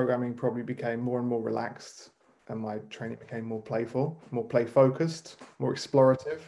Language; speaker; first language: English; native; English